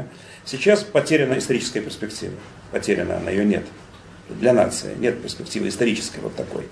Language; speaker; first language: Russian; native; Russian